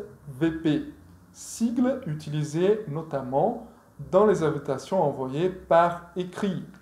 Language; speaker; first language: French; non-native, fluent; Portuguese